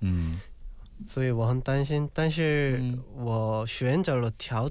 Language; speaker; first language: Chinese; non-native, learner; Korean